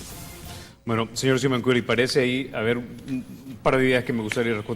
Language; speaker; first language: Spanish; native; Spanish